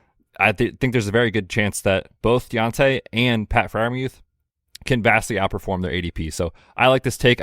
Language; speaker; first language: English; native; English